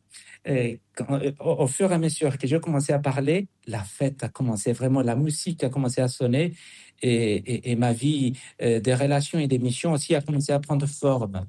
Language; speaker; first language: French; non-native, fluent; Spanish